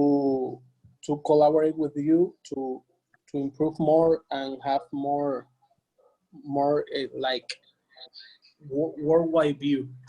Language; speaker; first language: English; non-native, learner; Spanish